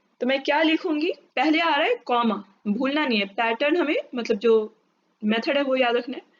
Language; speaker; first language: Hindi; native; Hindi